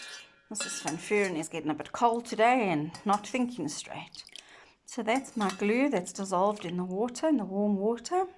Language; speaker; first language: English; native; English